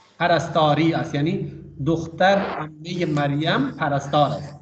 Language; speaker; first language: Persian; non-native, fluent; Urdu